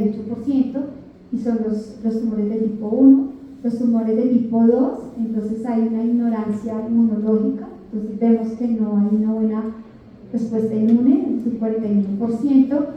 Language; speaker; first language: Spanish; native; Spanish